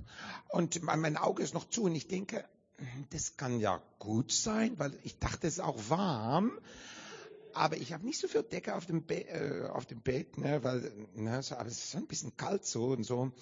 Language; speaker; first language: German; non-native, learner; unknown